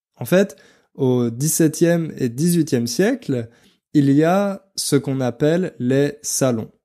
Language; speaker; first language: French; native; French